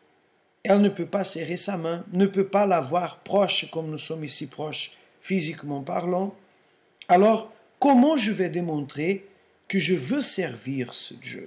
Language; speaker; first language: French; non-native, fluent; Portuguese